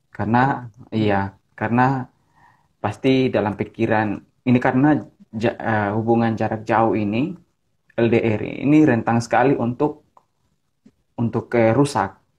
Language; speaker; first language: Indonesian; native; Indonesian